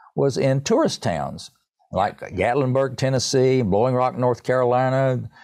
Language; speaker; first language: English; native; English